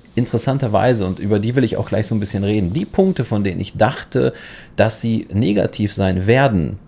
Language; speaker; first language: German; non-native, fluent; Polish